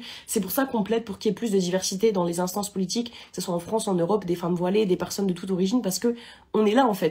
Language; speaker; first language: French; native; French